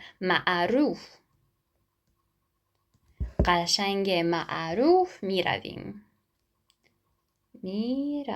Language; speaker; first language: Persian; non-native, fluent; Ukrainian